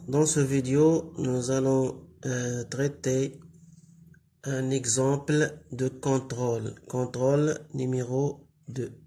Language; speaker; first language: French; non-native, local second language; Arabic